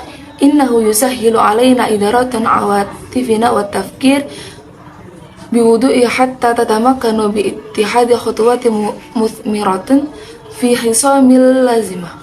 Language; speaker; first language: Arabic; non-native, learner; Indonesian